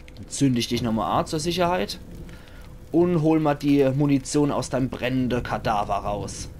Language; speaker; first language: German; native; German